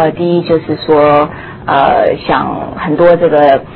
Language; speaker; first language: Chinese; early bilingual, heritage; Chinese